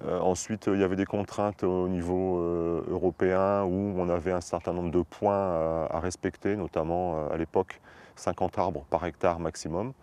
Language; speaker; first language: French; native; French